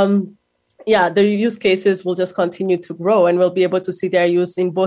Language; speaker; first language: English; non-native, local second language; Kinyarwanda